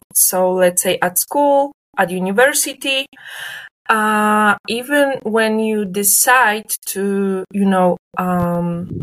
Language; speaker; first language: English; non-native, fluent; Polish